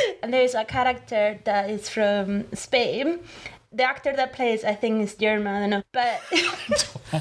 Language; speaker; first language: English; non-native, fluent; Spanish